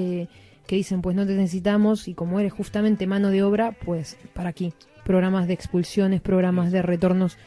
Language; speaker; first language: Spanish; native; Spanish